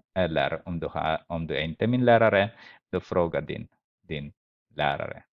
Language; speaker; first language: Swedish; non-native, fluent; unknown